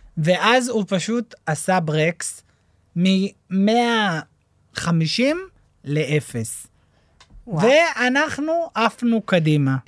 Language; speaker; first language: Hebrew; native; Hebrew